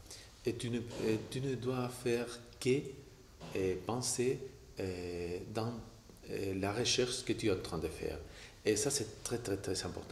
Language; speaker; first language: French; non-native, fluent; Spanish